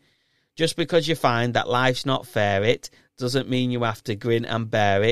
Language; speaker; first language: English; native; English